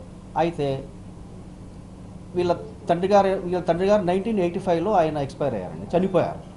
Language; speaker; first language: Telugu; native; Telugu